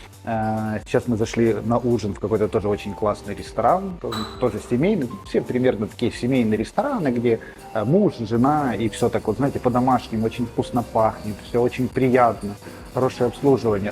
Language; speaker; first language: Russian; native; Russian